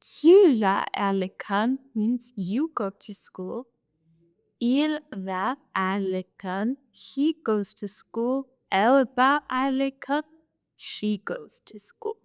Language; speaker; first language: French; non-native, fluent; English